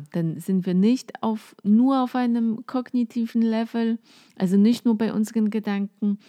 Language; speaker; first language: German; non-native, fluent; Polish